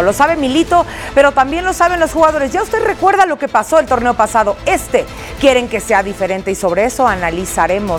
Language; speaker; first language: Spanish; native; Spanish